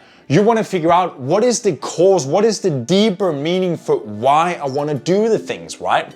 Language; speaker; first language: English; non-native, fluent; Danish